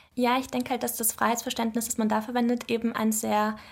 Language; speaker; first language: German; native; German